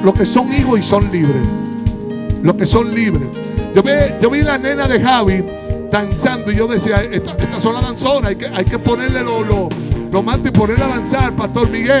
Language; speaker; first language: Spanish; native; Spanish